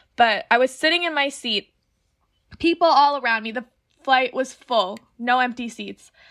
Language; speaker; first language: English; native; English